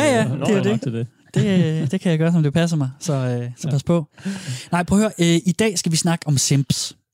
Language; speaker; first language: Danish; native; Danish